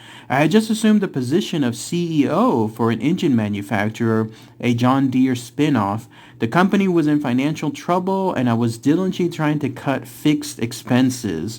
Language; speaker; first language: English; native; English